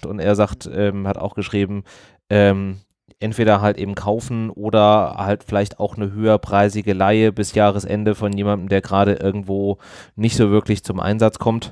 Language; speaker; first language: German; native; German